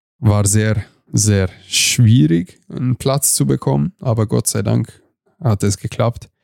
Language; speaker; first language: German; non-native, fluent; Hungarian